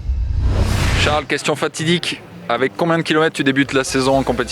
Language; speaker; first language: French; native; French